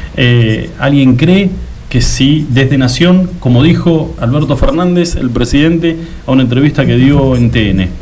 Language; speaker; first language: Spanish; native; Spanish